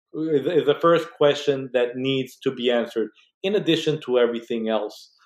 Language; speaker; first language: English; non-native, fluent; Spanish